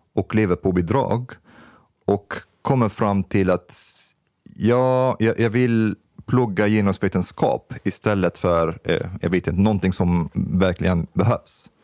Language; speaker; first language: Swedish; non-native, fluent; Arabic